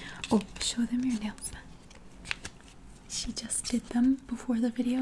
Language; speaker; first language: English; native; English